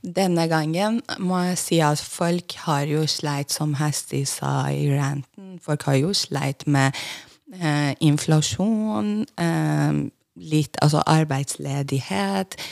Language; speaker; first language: Norwegian; non-native, fluent; Persian